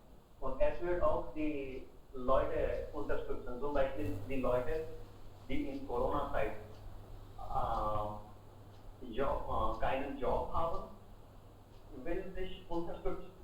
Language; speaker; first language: German; non-native, learner; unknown